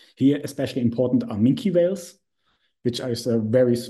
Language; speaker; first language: English; non-native, fluent; Swiss German